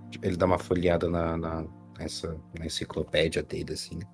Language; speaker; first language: Portuguese; native; Portuguese